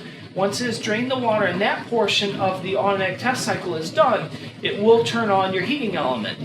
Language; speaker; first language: English; native; English